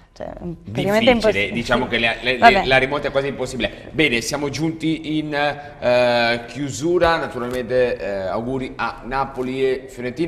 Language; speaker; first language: Italian; native; Italian